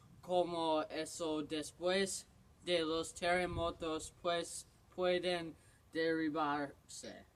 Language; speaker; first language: Spanish; non-native, learner; English